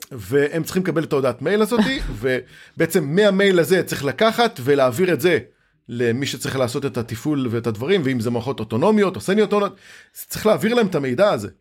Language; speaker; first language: Hebrew; native; Hebrew